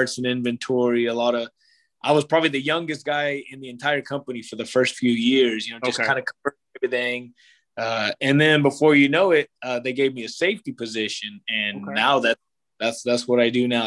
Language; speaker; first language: English; native; English